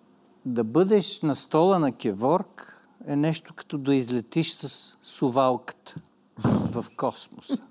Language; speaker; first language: Bulgarian; native; Bulgarian